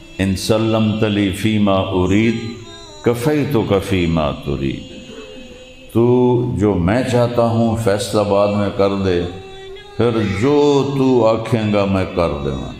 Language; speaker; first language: Urdu; non-native, local second language; Punjabi